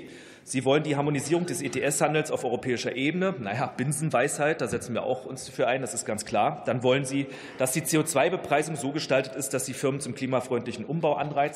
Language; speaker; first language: German; native; German